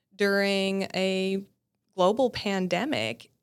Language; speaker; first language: English; native; English